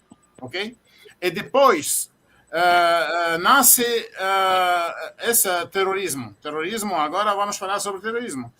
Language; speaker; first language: Portuguese; non-native, fluent; Arabic